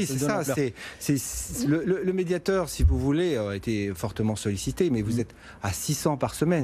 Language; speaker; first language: French; native; French